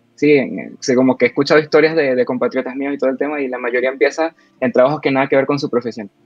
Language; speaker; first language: Spanish; native; Spanish